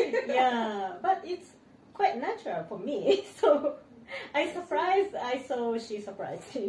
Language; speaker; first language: English; non-native, learner; Japanese